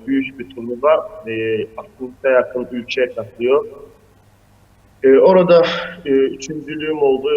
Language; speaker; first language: Turkish; non-native, fluent; Azerbaijani